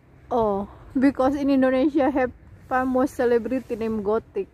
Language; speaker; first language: English; non-native, learner; Indonesian